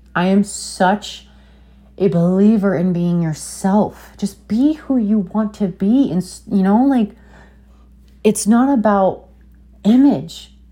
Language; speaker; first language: English; native; English